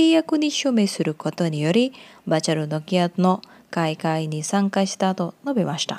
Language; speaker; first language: Japanese; non-native, fluent; Indonesian